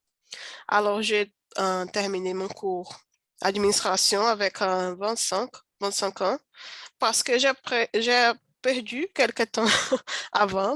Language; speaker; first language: French; non-native, learner; Portuguese